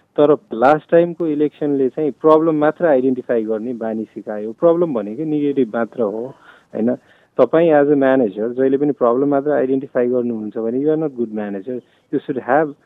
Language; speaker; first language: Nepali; non-native, local second language; Maithili